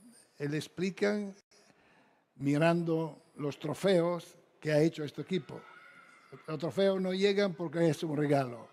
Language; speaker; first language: Spanish; non-native, fluent; Italian